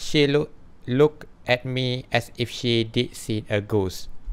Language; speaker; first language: English; non-native, local second language; Malay